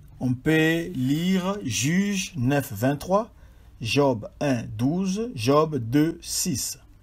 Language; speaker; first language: French; non-native, local second language; Swahili